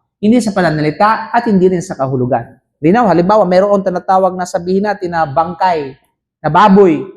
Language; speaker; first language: Filipino; non-native, local second language; Cebuano